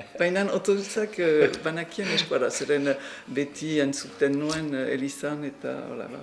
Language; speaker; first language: Basque; non-native, local second language; French